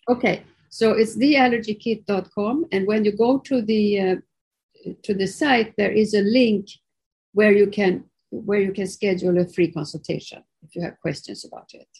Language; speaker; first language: English; non-native, fluent; Swedish